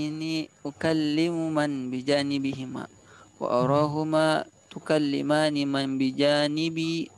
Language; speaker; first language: Arabic; non-native, learner; Indonesian